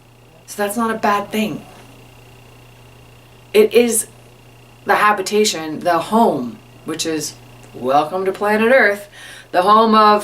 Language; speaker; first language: English; native; English